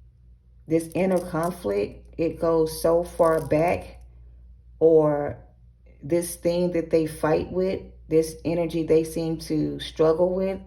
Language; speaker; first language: English; native; English